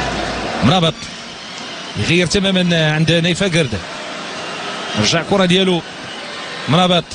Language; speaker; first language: Arabic; native; Arabic